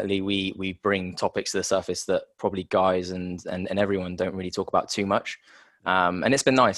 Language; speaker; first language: English; native; English